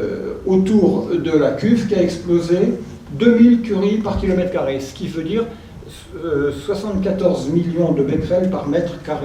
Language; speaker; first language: French; native; French